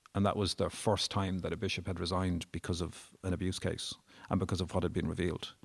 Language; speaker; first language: English; native; English